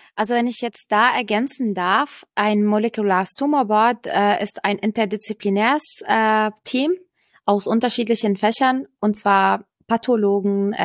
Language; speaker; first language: German; non-native, fluent; Arabic